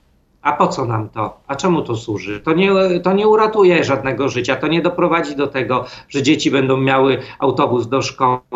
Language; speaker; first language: Polish; native; Polish